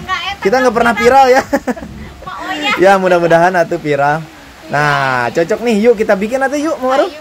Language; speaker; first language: Indonesian; non-native, local second language; Sundanese